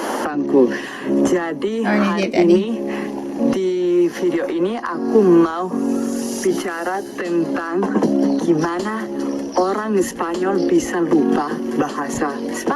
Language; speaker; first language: Indonesian; non-native, fluent; Spanish